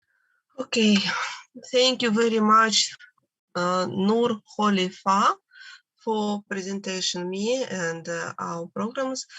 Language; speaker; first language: English; non-native, learner; Russian